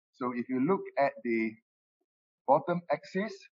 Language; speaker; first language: English; non-native, local second language; Min Nan Chinese